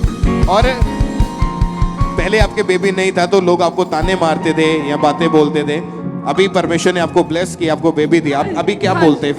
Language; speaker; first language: Hindi; native; Hindi